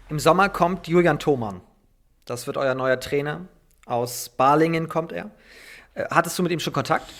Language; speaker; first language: German; native; German